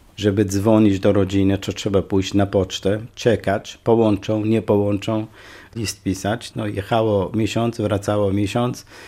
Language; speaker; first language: Polish; non-native, fluent; Kurdish